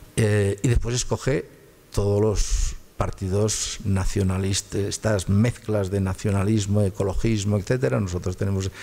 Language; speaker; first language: Spanish; native; Spanish